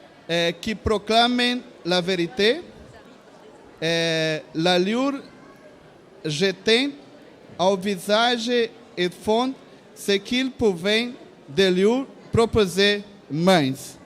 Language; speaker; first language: French; non-native, learner; Portuguese